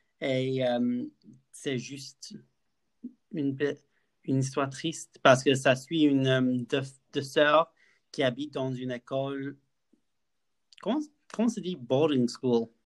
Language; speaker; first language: French; non-native, learner; English